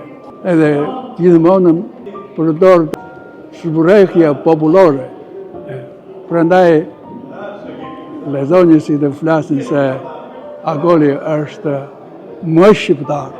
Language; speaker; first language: Albanian; non-native, fluent; Chinese